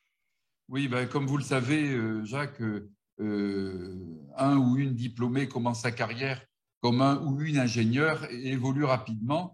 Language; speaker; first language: French; native; French